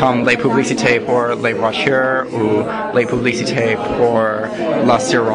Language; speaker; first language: French; non-native, learner; English